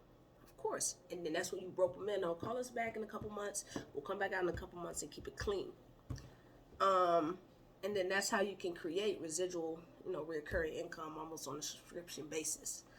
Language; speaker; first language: English; native; English